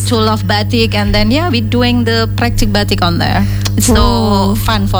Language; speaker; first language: English; non-native, fluent; Indonesian